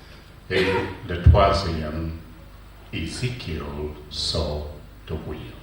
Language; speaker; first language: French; non-native, learner; English